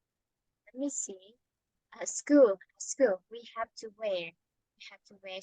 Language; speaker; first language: English; non-native, fluent; Vietnamese